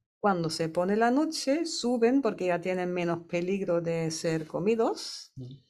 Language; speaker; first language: Spanish; non-native, fluent; German